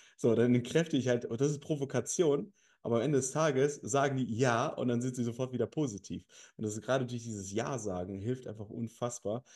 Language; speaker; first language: German; early bilingual, other home language; Russian